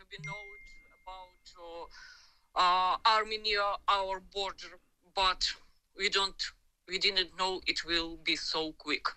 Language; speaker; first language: English; non-native, learner; Ukrainian